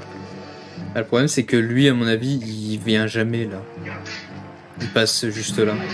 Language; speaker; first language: French; native; French